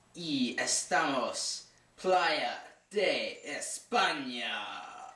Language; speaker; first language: Spanish; non-native, learner; English